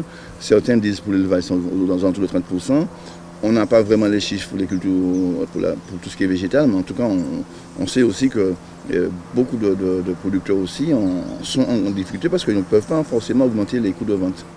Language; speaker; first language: French; native; French